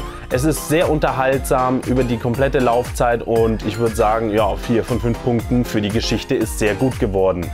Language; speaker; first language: German; native; German